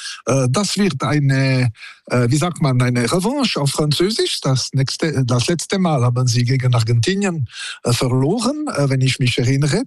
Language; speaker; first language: German; non-native, local second language; French